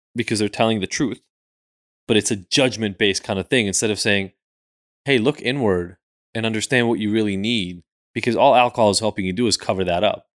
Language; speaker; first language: English; early bilingual, other home language; Hebrew